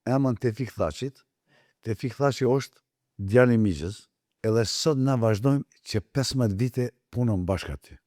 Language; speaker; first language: Albanian; non-native, local second language; Turkish